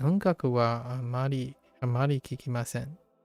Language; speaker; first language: Japanese; non-native, learner; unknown